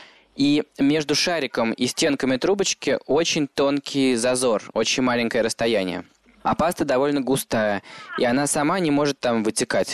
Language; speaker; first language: Russian; native; Russian